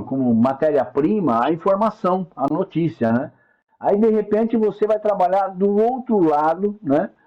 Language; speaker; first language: Portuguese; native; Portuguese